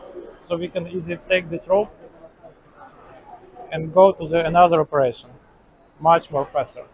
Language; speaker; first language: English; non-native, learner; Ukrainian